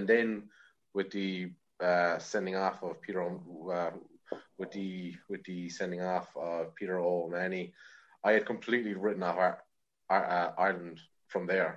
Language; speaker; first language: English; native; English